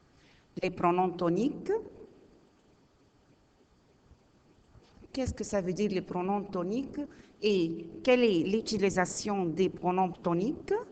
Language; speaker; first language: French; non-native, learner; Arabic